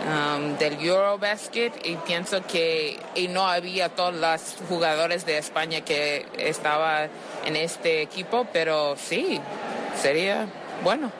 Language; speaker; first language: Spanish; non-native, learner; English